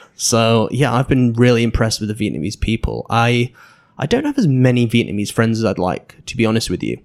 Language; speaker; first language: English; native; English